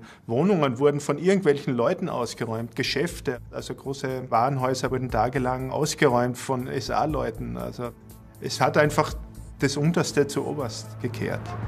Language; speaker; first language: German; native; German